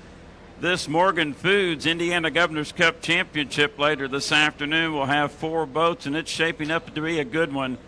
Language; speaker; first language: English; native; English